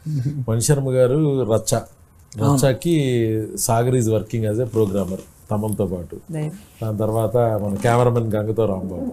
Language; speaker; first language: Telugu; native; Telugu